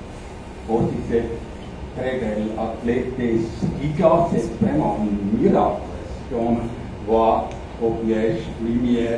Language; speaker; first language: French; non-native, fluent; German